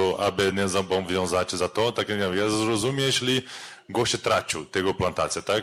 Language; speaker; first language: Polish; non-native, learner; Portuguese